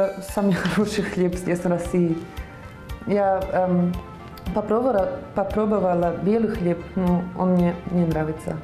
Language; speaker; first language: Russian; non-native, learner; Serbian